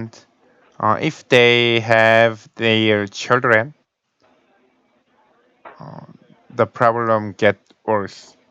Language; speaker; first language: English; non-native, learner; Korean